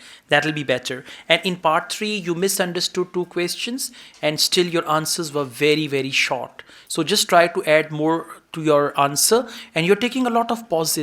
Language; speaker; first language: English; non-native, fluent; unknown